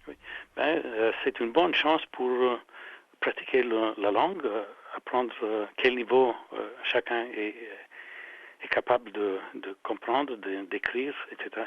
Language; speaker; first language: French; non-native, fluent; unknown